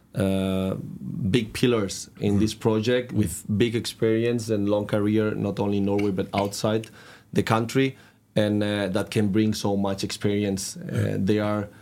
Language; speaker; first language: English; non-native, fluent; Spanish